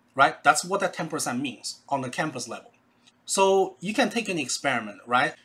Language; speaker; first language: English; non-native, fluent; Chinese